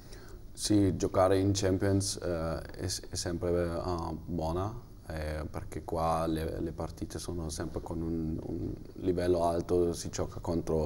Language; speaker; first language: Italian; non-native, learner; German